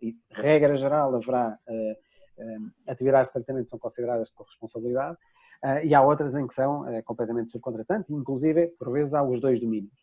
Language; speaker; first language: Portuguese; native; Portuguese